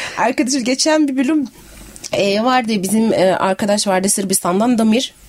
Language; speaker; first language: Turkish; non-native, fluent; Arabic